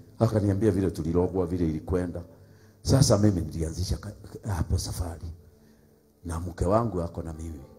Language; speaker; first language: Swahili; non-native, local second language; Kikuyu